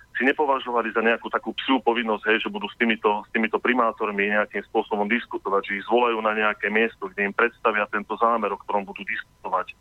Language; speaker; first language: Slovak; native; Slovak